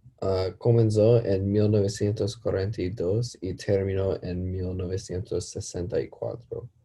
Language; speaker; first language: Spanish; non-native, learner; English